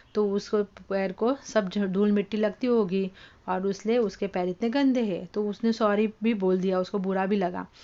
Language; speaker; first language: Hindi; non-native, local second language; Marathi